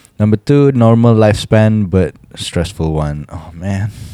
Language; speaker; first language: English; non-native, local second language; Malay